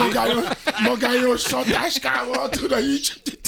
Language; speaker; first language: Hungarian; non-native, fluent; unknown